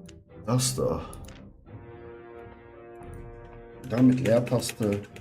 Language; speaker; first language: German; native; German